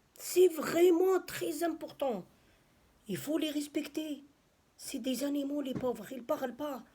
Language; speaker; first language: French; non-native, local second language; Arabic